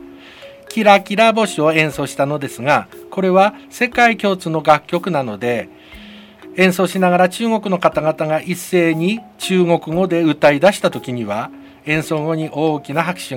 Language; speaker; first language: Japanese; native; Japanese